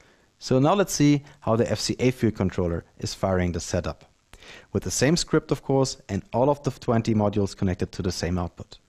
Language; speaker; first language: English; non-native, fluent; German